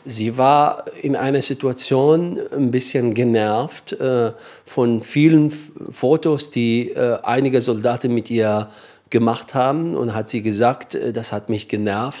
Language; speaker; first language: German; non-native, fluent; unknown